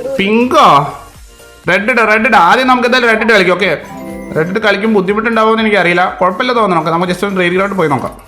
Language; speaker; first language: Malayalam; native; Malayalam